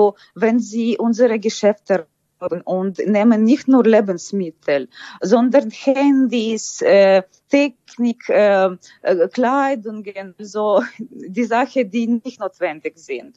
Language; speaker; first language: German; non-native, fluent; Ukrainian